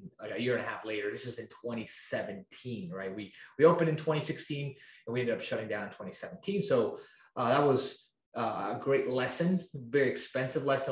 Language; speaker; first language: English; non-native, fluent; Spanish